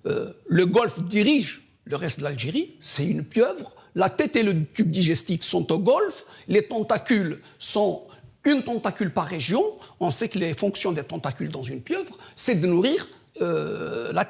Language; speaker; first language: French; non-native, local second language; Kabyle